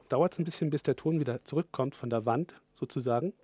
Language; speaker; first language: German; native; German